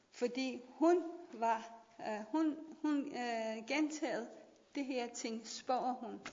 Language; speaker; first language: Danish; non-native, learner; Persian